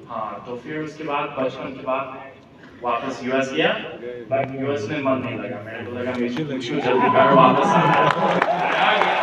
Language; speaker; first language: Hindi; non-native, fluent; English